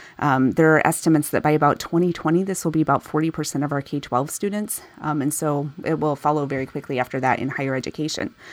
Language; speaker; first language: English; native; English